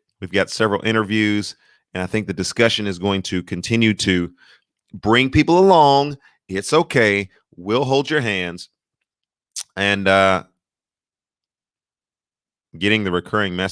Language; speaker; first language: English; native; English